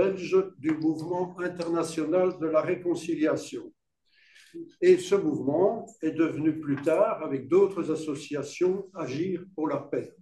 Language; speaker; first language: French; native; French